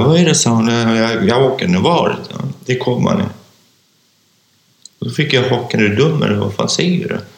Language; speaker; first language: Swedish; non-native, fluent; Kurdish